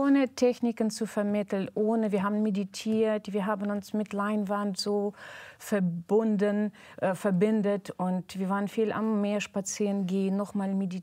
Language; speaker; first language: German; non-native, fluent; Russian